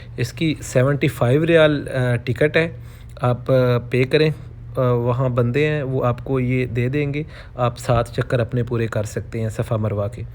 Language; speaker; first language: Urdu; non-native, local second language; Punjabi